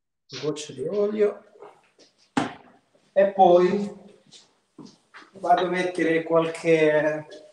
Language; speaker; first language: Italian; non-native, learner; Filipino